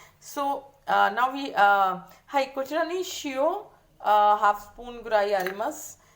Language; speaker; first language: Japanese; non-native, fluent; Hindi